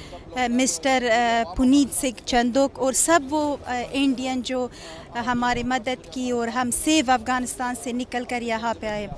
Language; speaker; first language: Hindi; non-native, fluent; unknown